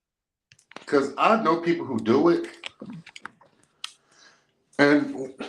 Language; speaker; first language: English; native; English